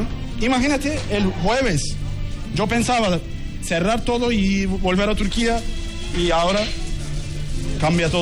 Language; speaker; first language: Spanish; non-native, learner; Turkish